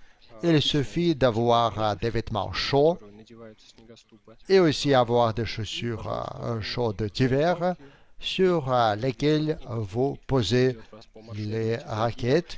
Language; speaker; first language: French; non-native, fluent; Russian